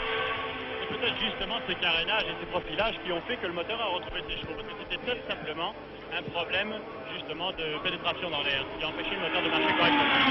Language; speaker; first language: French; native; French